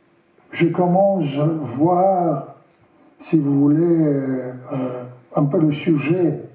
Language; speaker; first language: French; non-native, learner; Russian